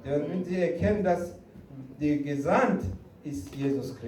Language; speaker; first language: German; non-native, fluent; Rundi